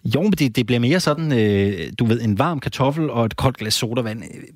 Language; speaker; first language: Danish; native; Danish